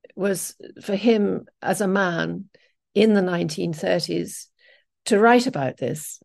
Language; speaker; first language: English; native; English